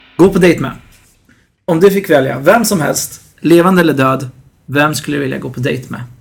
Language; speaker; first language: Swedish; early bilingual, other home language; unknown